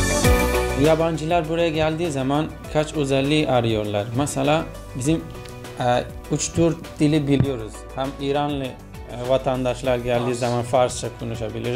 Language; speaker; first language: Turkish; non-native, fluent; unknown